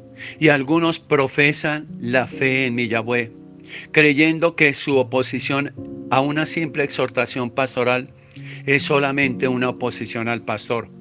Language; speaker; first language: Spanish; native; Spanish